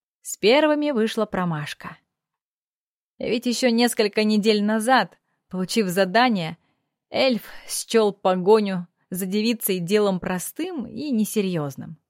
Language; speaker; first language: Russian; native; Russian